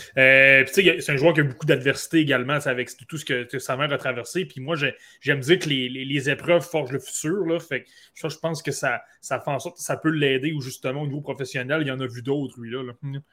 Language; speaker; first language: French; native; French